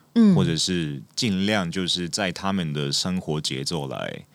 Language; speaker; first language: Chinese; non-native, fluent; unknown